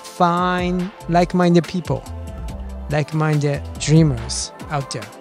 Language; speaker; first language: English; early bilingual, other home language; Japanese